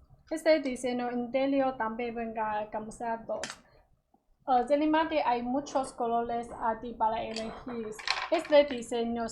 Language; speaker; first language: Spanish; non-native, learner; Chinese